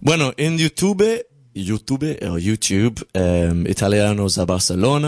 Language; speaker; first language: Spanish; non-native, learner; English